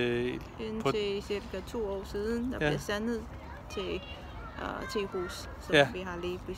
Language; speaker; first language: Danish; non-native, fluent; Chinese